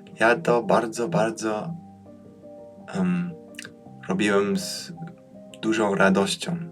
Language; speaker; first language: Polish; early bilingual, heritage; Polish